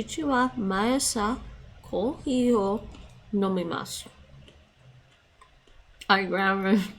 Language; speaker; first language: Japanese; non-native, learner; English